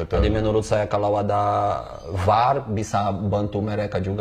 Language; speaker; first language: Indonesian; non-native, fluent; Portuguese